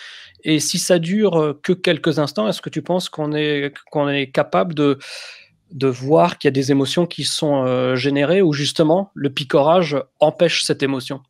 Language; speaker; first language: French; native; French